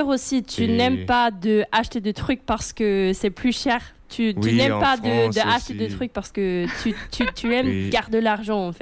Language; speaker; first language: French; non-native, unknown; Swedish